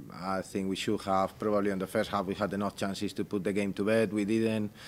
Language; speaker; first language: English; non-native, fluent; Spanish